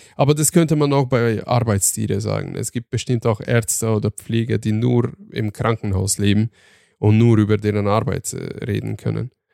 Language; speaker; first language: German; early bilingual, other home language; Turkish